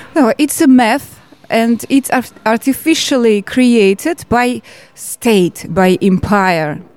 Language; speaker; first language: English; non-native, learner; Georgian